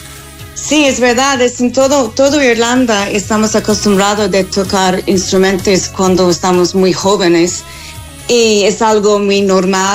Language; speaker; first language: Spanish; non-native, fluent; English